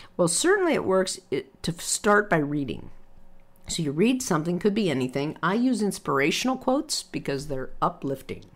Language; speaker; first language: English; native; English